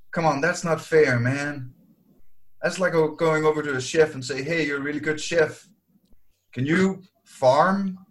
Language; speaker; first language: English; non-native, fluent; Danish